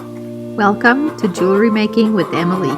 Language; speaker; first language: English; non-native, fluent; French